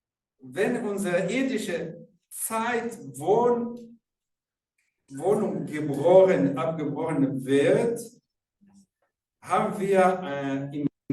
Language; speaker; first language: German; non-native, fluent; Rundi